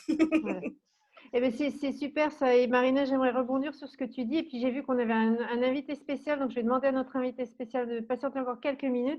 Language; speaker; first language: French; native; French